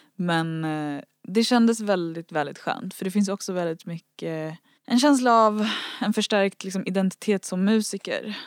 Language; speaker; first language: Swedish; native; Swedish